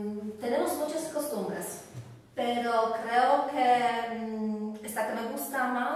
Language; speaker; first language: Spanish; non-native, fluent; Polish